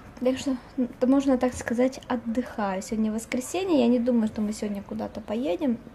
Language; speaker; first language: Russian; native; Russian